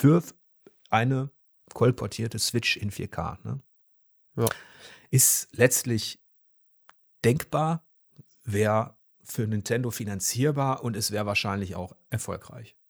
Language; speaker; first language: German; native; German